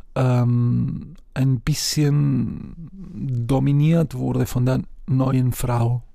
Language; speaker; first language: German; non-native, fluent; Spanish